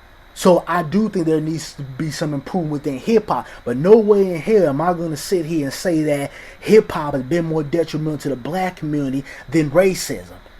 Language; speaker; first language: English; native; English